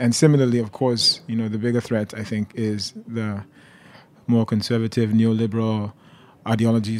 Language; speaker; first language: English; non-native, local second language; Yoruba